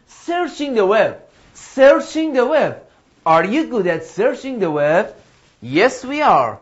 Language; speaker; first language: English; non-native, fluent; Persian